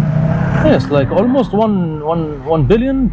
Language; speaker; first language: English; non-native, local second language; Arabic